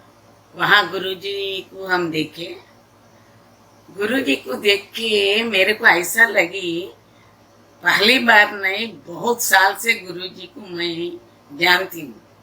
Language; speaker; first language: Hindi; non-native, local second language; Telugu